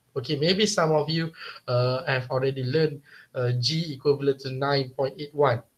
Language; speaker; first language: English; non-native, local second language; Malay